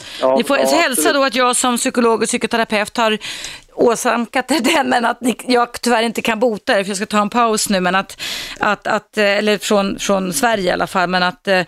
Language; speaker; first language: Swedish; native; Swedish